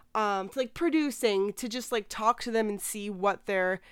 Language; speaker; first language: English; native; English